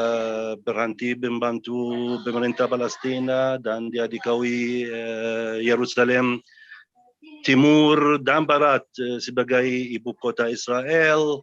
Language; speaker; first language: Indonesian; non-native, learner; Arabic